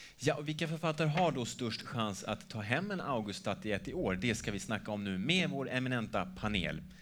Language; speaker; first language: Swedish; native; Swedish